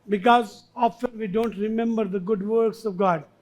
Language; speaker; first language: English; non-native, local second language; Hindi